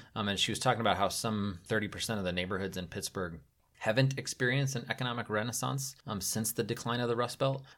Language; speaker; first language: English; native; English